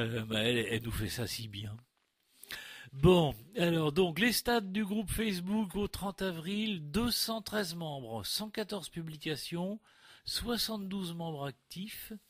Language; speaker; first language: French; native; French